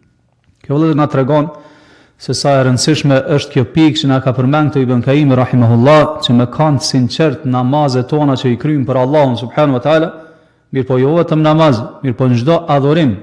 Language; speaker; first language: Albanian; native; Albanian